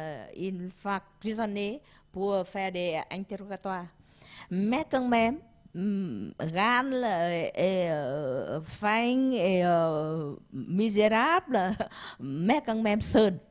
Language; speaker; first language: French; non-native, learner; Vietnamese